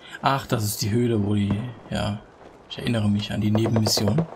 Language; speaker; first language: German; native; German